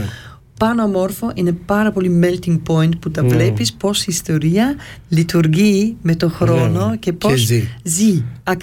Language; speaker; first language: Greek; early bilingual, heritage; Greek